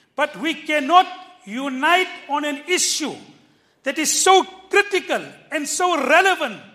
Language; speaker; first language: English; early bilingual, other home language; Urdu